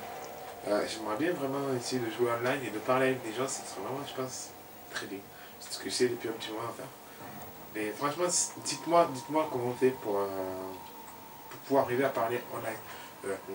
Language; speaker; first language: French; native; French